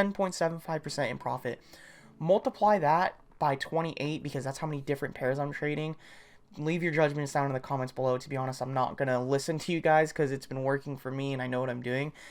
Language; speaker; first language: English; native; English